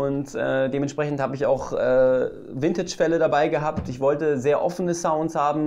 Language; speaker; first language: German; native; German